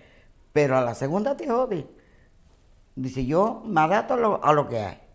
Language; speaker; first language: Spanish; native; Spanish